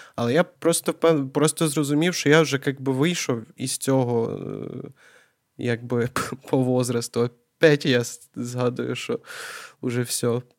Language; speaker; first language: Ukrainian; non-native, local second language; Russian